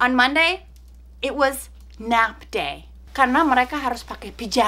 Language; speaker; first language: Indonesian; non-native, fluent; English